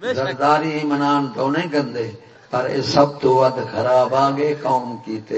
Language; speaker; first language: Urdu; non-native, local second language; Punjabi